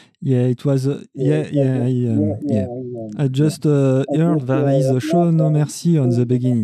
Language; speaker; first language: English; non-native, learner; French